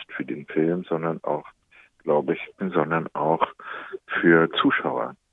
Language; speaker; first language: German; native; German